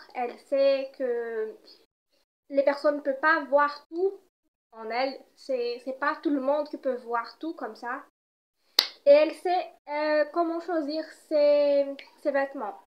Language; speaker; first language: French; non-native, fluent; Portuguese